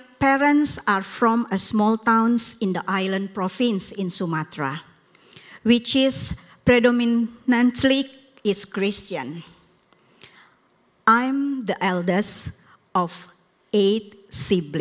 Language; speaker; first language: English; non-native, learner; Indonesian